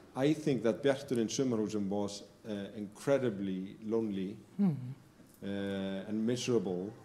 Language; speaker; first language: English; non-native, fluent; Icelandic